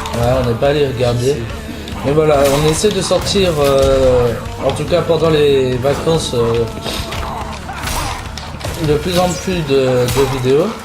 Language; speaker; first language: French; native; French